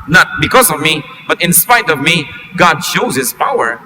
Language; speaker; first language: English; non-native, local second language; Filipino